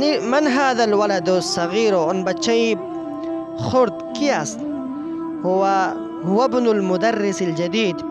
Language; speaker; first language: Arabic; non-native, fluent; Persian